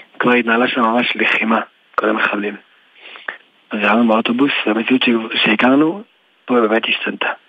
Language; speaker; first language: Hebrew; early bilingual, other home language; French